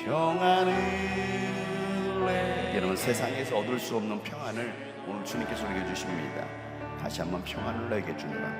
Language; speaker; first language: Korean; native; Korean